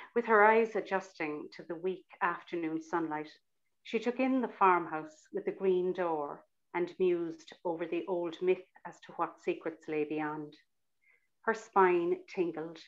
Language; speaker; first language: English; native; English